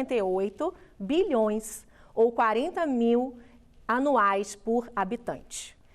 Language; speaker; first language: Portuguese; native; Portuguese